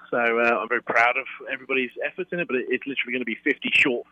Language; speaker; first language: English; native; English